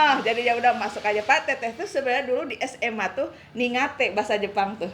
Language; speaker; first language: Indonesian; non-native, local second language; Sundanese